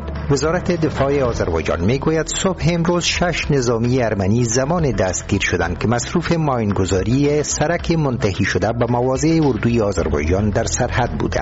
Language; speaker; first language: Persian; native; Persian